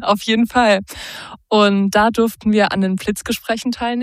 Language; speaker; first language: German; native; German